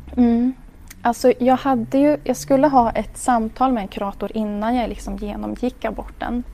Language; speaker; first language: Swedish; native; Swedish